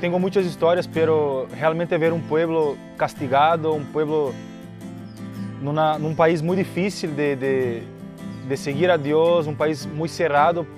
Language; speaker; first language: Spanish; non-native, fluent; Portuguese